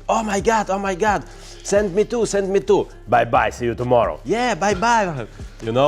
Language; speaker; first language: English; non-native, learner; Russian